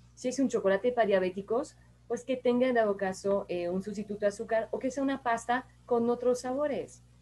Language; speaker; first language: Spanish; non-native, fluent; French